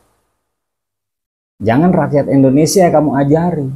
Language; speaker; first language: Indonesian; native; Indonesian